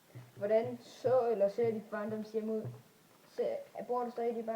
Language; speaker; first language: Danish; native; Danish